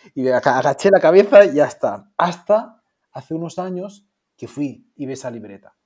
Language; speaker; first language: Spanish; native; Spanish